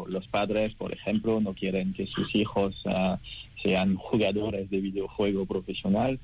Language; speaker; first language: Spanish; non-native, fluent; French